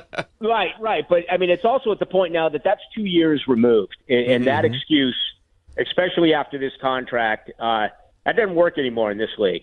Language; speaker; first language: English; native; English